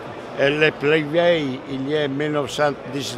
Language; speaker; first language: French; non-native, learner; Italian